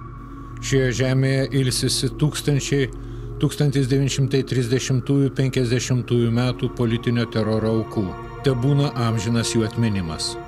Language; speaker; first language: Lithuanian; native; Lithuanian